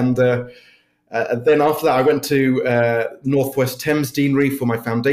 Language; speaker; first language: English; native; English